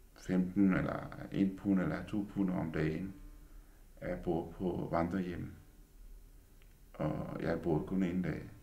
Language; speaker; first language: Danish; non-native, fluent; Urdu